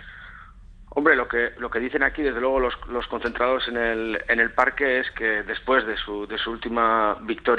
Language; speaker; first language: Spanish; native; Spanish